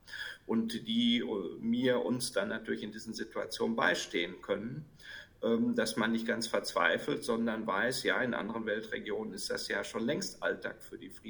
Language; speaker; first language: German; native; German